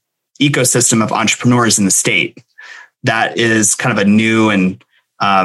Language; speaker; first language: English; native; English